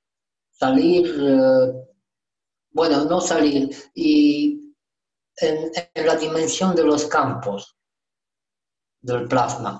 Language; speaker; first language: Spanish; non-native, learner; Romanian